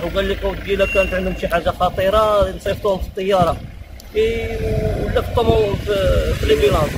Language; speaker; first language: Arabic; native; Arabic